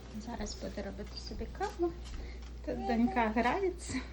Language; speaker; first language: Ukrainian; native; Ukrainian